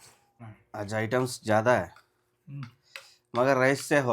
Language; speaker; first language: Hindi; non-native, local second language; Telugu